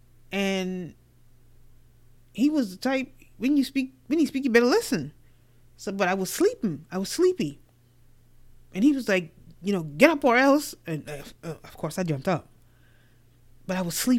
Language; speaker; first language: English; native; English